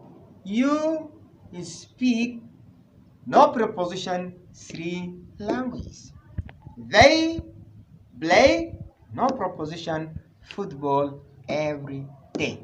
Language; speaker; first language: English; non-native, fluent; Arabic